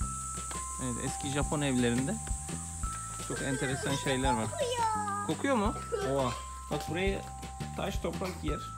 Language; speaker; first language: Turkish; native; Turkish